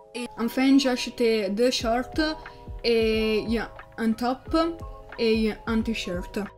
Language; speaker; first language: French; non-native, learner; Italian